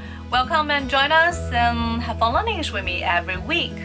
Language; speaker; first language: English; non-native, fluent; Chinese